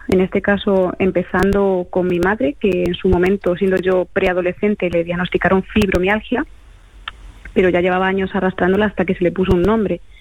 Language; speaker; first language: Spanish; early bilingual, other home language; Portuguese